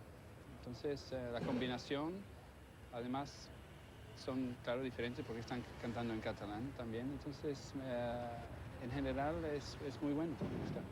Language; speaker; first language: Spanish; non-native, learner; English